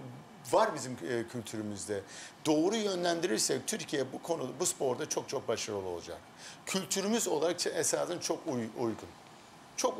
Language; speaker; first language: Turkish; early bilingual, heritage; Turkish